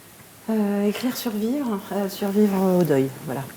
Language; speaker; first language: French; native; French